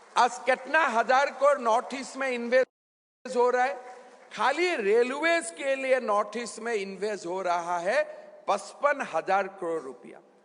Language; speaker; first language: Hindi; non-native, local second language; Assamese